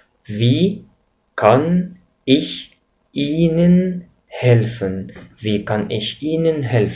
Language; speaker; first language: German; non-native, fluent; Arabic